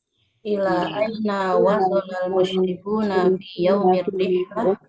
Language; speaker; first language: Arabic; non-native, learner; Indonesian